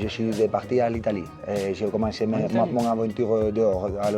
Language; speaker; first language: French; non-native, learner; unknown